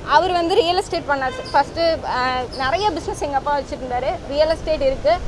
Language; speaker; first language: Tamil; native; Tamil